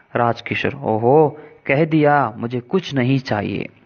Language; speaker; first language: Hindi; non-native, local second language; Kannada